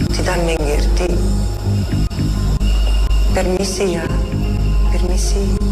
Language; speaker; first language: Indonesian; non-native, learner; English